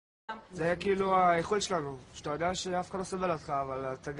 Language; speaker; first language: Hebrew; native; Hebrew